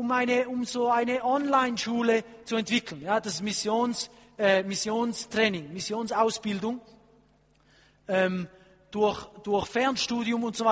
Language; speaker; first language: German; non-native, fluent; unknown